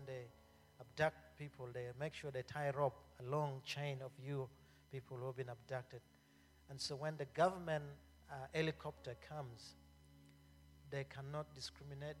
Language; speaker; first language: English; non-native, local second language; Acoli